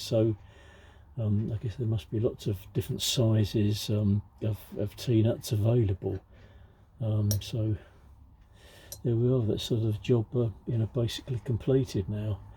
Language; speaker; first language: English; native; English